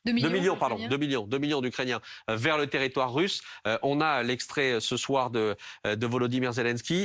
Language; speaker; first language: French; native; French